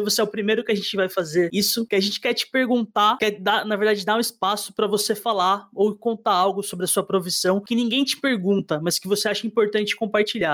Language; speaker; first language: Portuguese; native; Portuguese